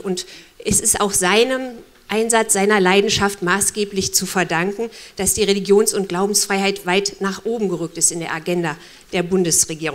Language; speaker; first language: German; native; German